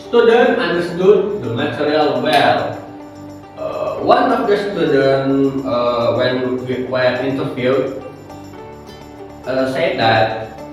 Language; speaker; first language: English; non-native, learner; Indonesian